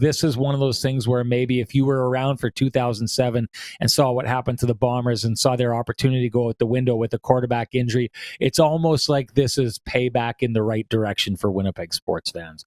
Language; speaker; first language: English; native; English